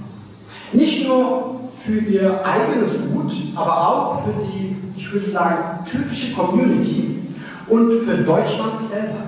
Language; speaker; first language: German; early bilingual, other home language; Turkish